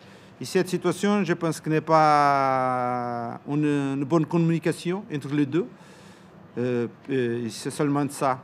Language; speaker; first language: French; non-native, learner; Portuguese